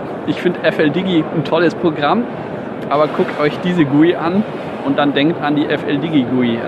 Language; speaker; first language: German; native; German